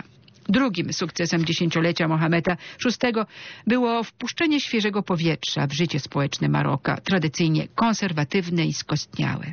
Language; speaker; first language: Polish; native; Polish